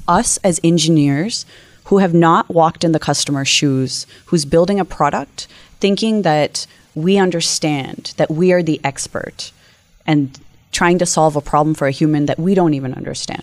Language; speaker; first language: English; native; English